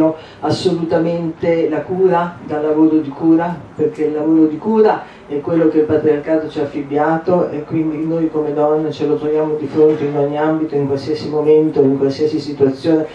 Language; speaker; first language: Italian; native; Italian